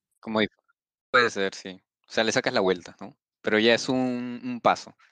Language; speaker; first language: Spanish; native; Spanish